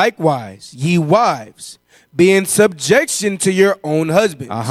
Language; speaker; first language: English; native; English